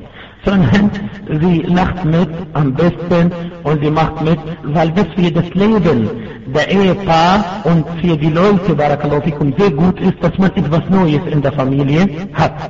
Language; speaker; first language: German; non-native, fluent; Arabic